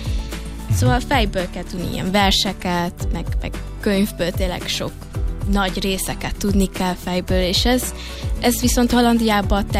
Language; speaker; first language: Hungarian; early bilingual, heritage; Hungarian